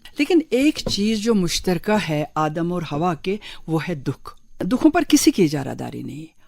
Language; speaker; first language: Urdu; non-native, local second language; Kashmiri